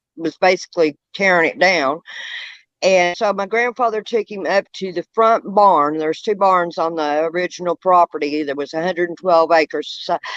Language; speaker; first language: English; native; English